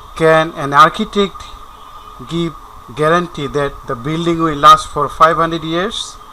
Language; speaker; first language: English; non-native, local second language; Bangla